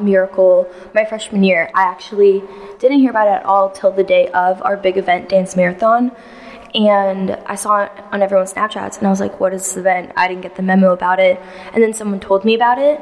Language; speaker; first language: English; native; English